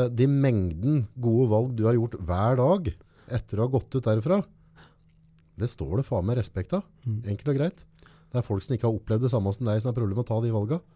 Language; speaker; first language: Norwegian; native; Norwegian